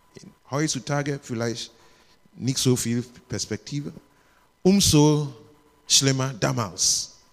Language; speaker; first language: German; non-native, learner; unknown